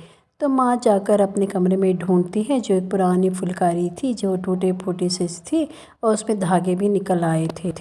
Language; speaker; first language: Hindi; non-native, local second language; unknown